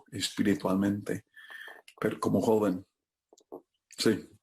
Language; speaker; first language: Spanish; non-native, fluent; English